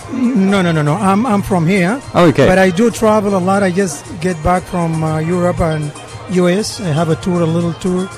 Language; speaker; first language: English; non-native, fluent; Arabic